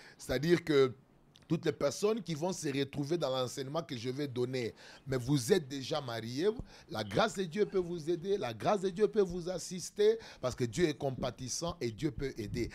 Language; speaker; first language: French; non-native, local second language; Lingala